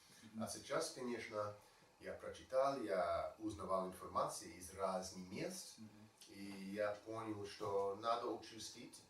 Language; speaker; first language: Russian; non-native, learner; English